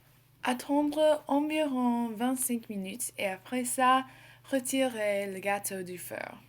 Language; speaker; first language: French; non-native, learner; English